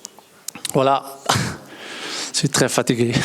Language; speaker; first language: French; non-native, learner; Dutch